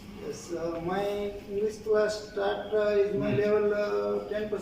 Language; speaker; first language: English; non-native, learner; Gujarati